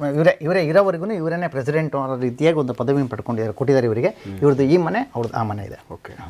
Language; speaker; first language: Kannada; native; Kannada